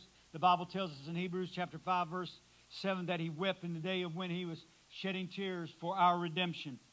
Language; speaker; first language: English; native; English